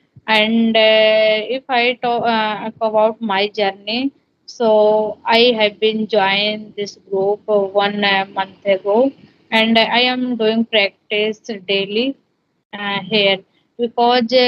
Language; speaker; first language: English; non-native, learner; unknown